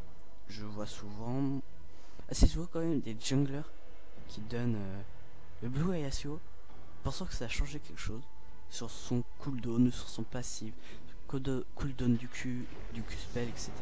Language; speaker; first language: French; native; French